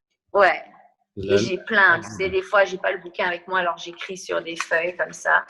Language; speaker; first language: French; non-native, fluent; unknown